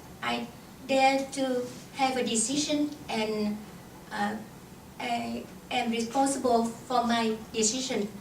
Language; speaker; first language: English; non-native, learner; Vietnamese